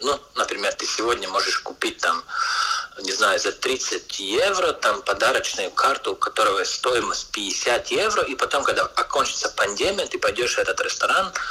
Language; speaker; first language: Russian; non-native, local second language; Latvian